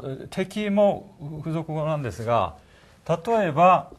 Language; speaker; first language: Japanese; non-native, fluent; Korean